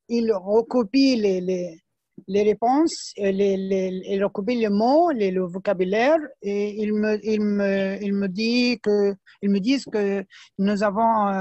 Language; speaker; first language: French; non-native, fluent; Arabic